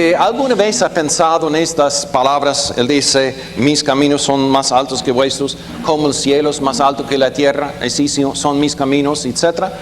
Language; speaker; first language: Spanish; non-native, fluent; German